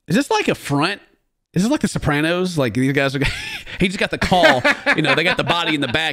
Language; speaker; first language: English; native; English